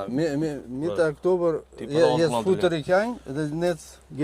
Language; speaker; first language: German; non-native, learner; Russian